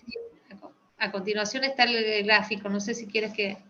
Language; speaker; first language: Spanish; native; Spanish